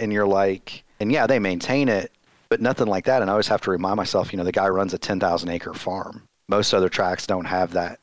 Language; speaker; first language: English; native; English